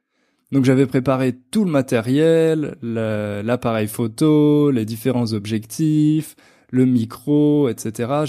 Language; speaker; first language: French; native; French